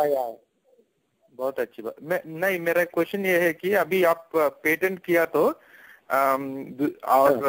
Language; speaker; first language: Hindi; non-native, local second language; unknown